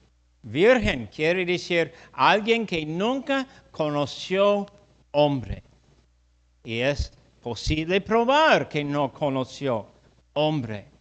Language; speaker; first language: Spanish; non-native, fluent; English